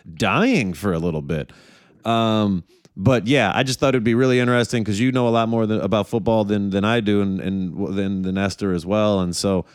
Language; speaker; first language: English; native; English